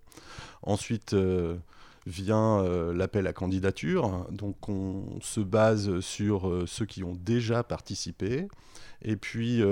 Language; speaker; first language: French; native; French